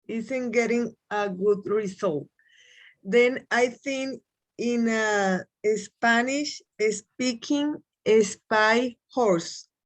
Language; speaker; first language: English; non-native, learner; Spanish